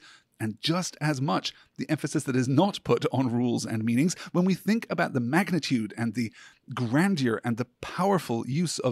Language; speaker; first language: English; native; English